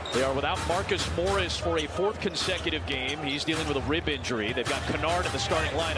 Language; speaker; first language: English; native; English